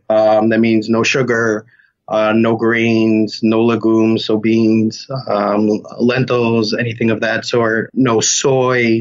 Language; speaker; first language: English; native; English